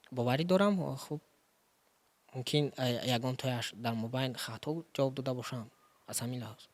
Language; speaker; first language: Tajik; native; Tajik